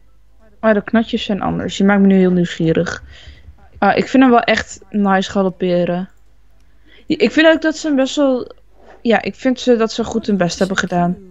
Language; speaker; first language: Dutch; native; Dutch